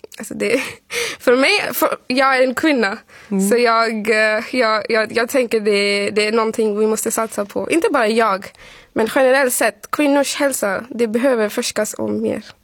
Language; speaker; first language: Swedish; non-native, fluent; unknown